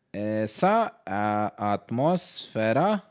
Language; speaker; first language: Spanish; non-native, learner; Hindi